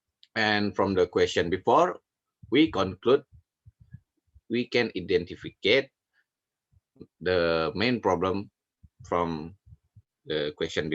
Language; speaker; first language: English; non-native, fluent; Indonesian